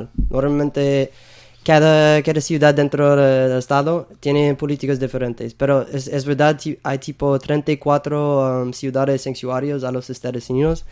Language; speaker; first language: Spanish; non-native, fluent; English